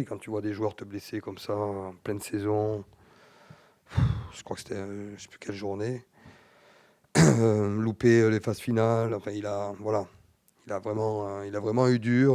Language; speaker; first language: French; native; French